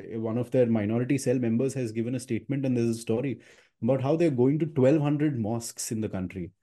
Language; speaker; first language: English; non-native, local second language; Hindi